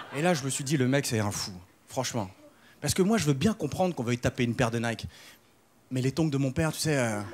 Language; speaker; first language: French; early bilingual, other home language; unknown